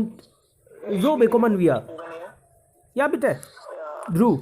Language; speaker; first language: German; non-native, fluent; Hindi